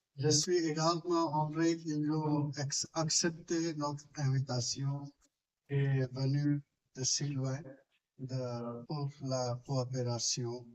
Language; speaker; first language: French; non-native, fluent; Hindi